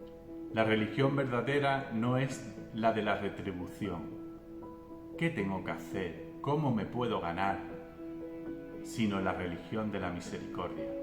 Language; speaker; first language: Spanish; native; Spanish